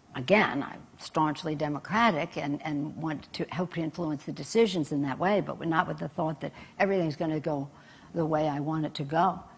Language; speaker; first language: English; native; English